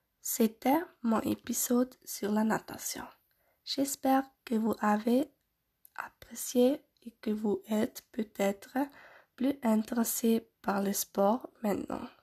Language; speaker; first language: French; non-native, learner; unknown